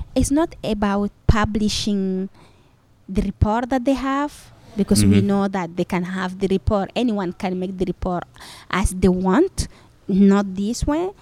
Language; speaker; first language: English; non-native, fluent; Fula